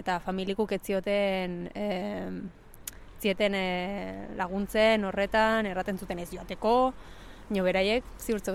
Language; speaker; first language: Basque; early bilingual, other home language; Spanish